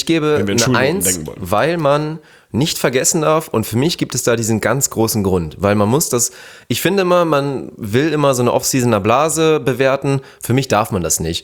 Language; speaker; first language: German; native; German